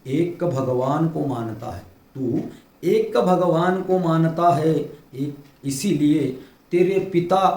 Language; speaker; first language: Hindi; non-native, local second language; Marathi